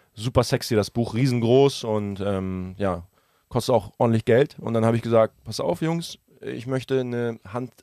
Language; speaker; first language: German; early bilingual, other home language; Russian